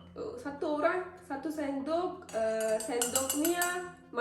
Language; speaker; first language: Indonesian; non-native, learner; Turkish